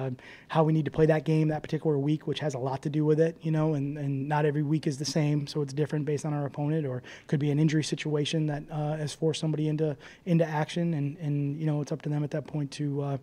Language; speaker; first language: English; native; English